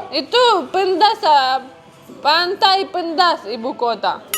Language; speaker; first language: Indonesian; non-native, learner; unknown